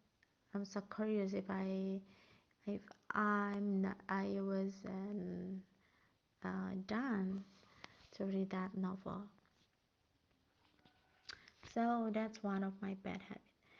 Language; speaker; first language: English; non-native, learner; Indonesian